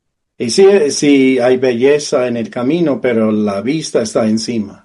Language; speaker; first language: Spanish; non-native, fluent; English